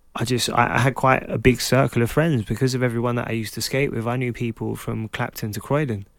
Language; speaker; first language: English; native; English